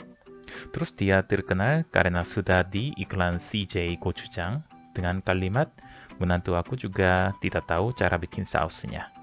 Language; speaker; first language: Indonesian; non-native, fluent; Korean